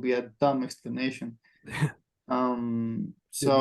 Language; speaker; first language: English; non-native, fluent; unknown